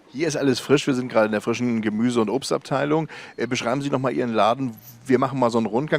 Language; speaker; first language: German; native; German